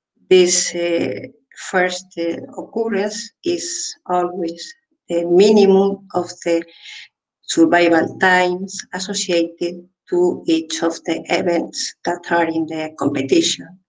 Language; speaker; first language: English; non-native, fluent; Spanish